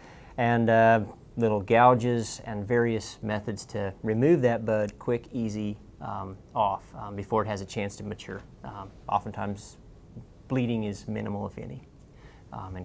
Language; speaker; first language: English; native; English